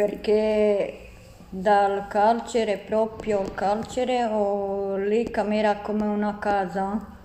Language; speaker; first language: Italian; non-native, learner; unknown